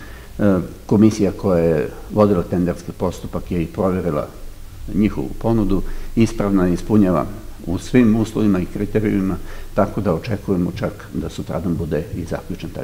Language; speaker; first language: Serbian; native; Serbian